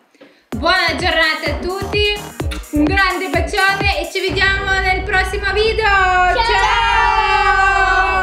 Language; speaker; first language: Italian; non-native, fluent; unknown